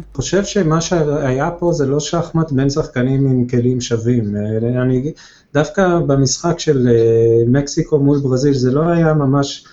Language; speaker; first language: Hebrew; native; Hebrew